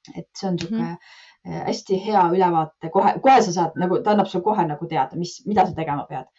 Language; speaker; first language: Estonian; non-native, local second language; Russian